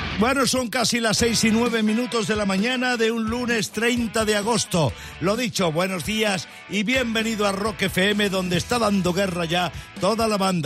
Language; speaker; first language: Spanish; native; Spanish